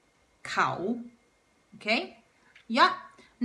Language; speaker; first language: Swedish; non-native, fluent; Thai